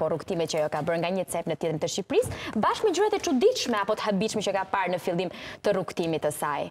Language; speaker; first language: Albanian; native; Albanian